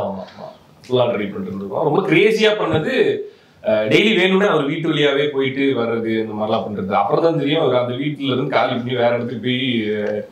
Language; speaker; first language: Tamil; native; Tamil